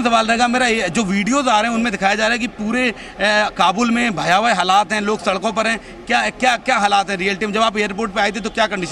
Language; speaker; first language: Hindi; native; Hindi